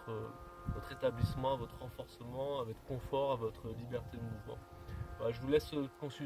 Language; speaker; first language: French; native; French